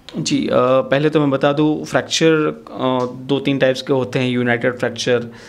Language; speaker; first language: Hindi; native; Hindi